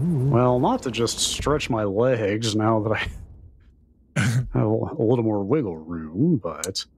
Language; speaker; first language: English; native; English